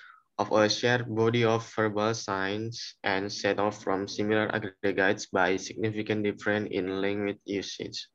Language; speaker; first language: English; non-native, learner; Indonesian